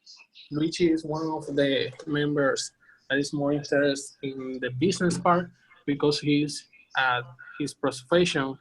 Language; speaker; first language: English; non-native, learner; Spanish